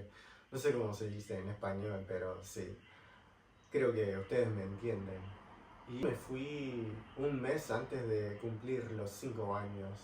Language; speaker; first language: Spanish; non-native, fluent; English